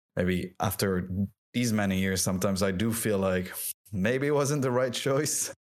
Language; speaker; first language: English; non-native, fluent; French